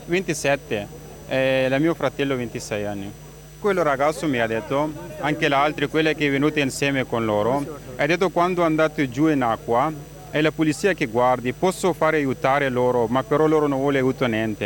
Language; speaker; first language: Italian; non-native, learner; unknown